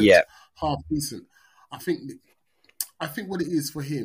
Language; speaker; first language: English; native; English